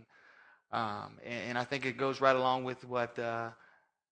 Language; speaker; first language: English; native; English